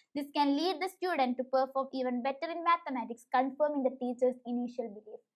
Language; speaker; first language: English; non-native, local second language; Malayalam